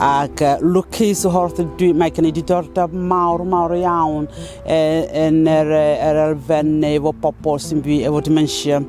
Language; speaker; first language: Welsh; non-native, fluent; Southern Sotho